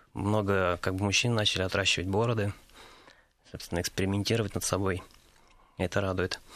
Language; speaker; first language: Russian; native; Russian